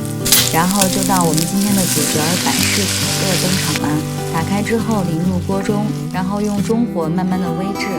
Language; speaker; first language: Chinese; native; Chinese